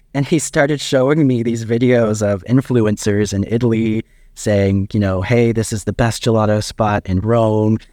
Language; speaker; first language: English; native; English